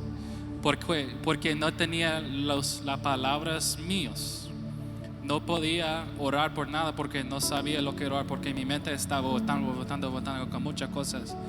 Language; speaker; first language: Spanish; non-native, fluent; English